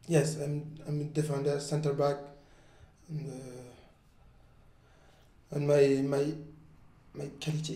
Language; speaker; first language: English; non-native, learner; French